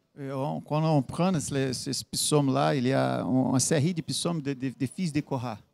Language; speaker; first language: French; non-native, learner; Portuguese